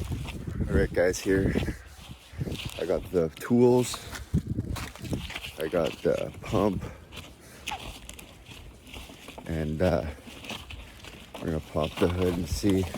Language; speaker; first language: English; native; English